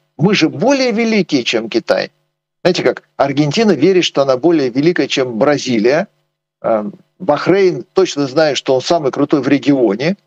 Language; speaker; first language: Russian; native; Russian